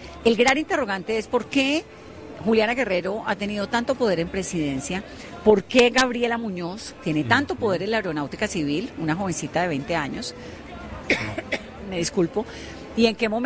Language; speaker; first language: Spanish; native; Spanish